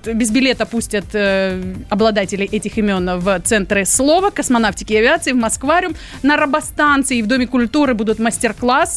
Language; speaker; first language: Russian; native; Russian